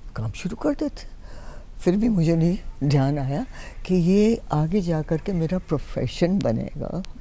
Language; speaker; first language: Hindi; native; Hindi